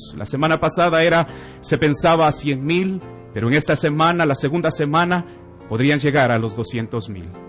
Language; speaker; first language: Spanish; native; Spanish